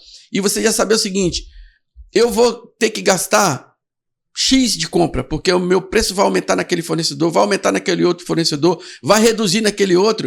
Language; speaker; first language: Portuguese; native; Portuguese